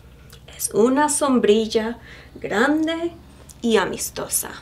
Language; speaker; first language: Spanish; non-native, fluent; English